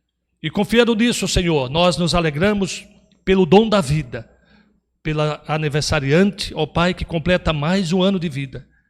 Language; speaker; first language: Portuguese; native; Portuguese